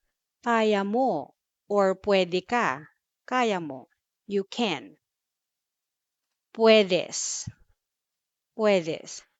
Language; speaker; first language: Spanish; non-native, fluent; Filipino